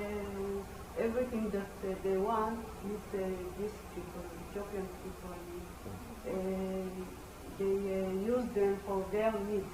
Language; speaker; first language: English; non-native, learner; Amharic